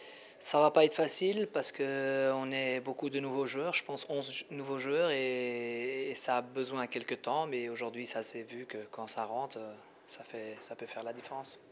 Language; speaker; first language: French; non-native, fluent; Dutch